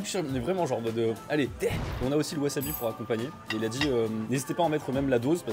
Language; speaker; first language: French; native; French